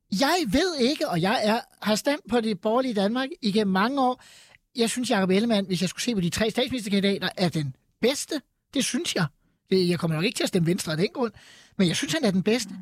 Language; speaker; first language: Danish; native; Danish